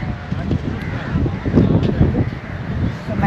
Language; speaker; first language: English; non-native, learner; Sinhala